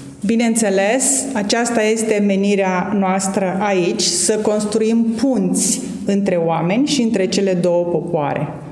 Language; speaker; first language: Romanian; native; Romanian